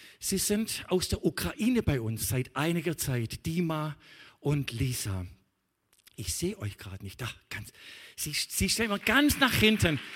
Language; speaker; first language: German; native; German